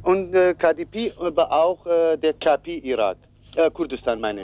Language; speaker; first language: German; non-native, learner; Kurdish